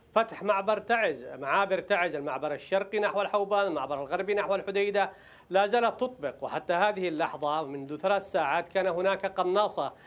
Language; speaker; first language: Arabic; native; Arabic